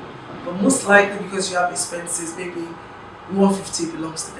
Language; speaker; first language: English; non-native, local second language; Yoruba